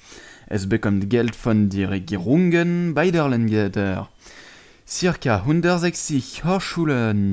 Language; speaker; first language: German; non-native, learner; French